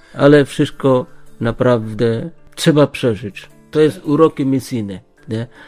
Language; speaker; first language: Polish; non-native, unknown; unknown